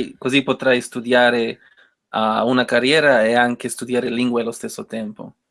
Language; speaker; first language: Italian; non-native, learner; Spanish